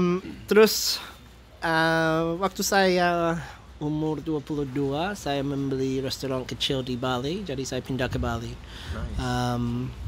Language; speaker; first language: Indonesian; non-native, fluent; English